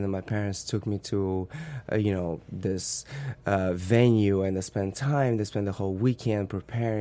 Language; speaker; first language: English; non-native, fluent; Russian